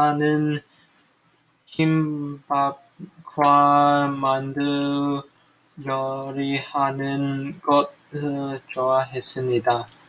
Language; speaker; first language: Korean; non-native, learner; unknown